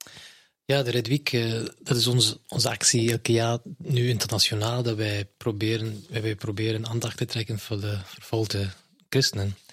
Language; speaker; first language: Dutch; non-native, fluent; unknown